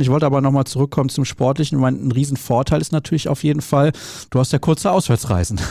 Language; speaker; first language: German; native; German